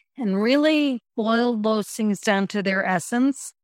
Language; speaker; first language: English; native; English